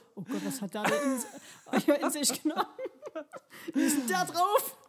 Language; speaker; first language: German; native; German